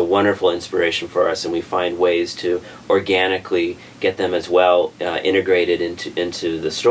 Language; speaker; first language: English; native; English